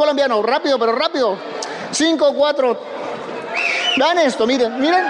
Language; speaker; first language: Spanish; native; Spanish